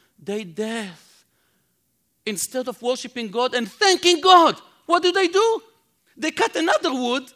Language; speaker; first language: English; non-native, fluent; Hebrew